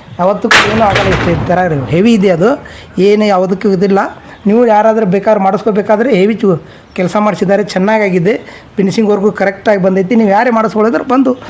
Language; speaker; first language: Kannada; native; Kannada